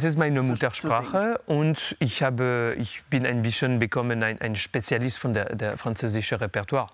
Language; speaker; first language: German; non-native, fluent; French